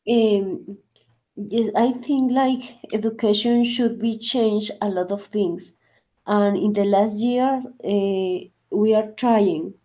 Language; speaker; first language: English; non-native, learner; Spanish